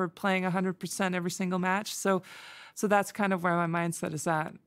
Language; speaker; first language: English; non-native, fluent; Danish